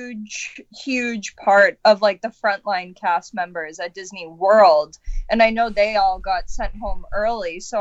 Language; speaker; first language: English; native; English